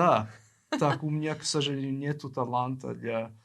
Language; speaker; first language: Russian; non-native, learner; English